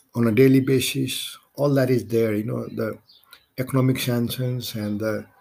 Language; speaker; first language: English; non-native, local second language; Maithili